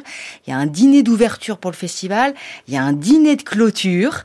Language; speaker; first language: French; native; French